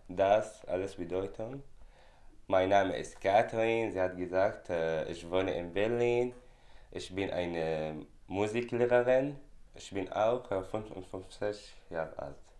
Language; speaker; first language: German; non-native, learner; Arabic